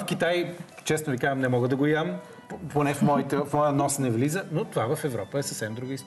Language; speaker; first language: Bulgarian; native; Bulgarian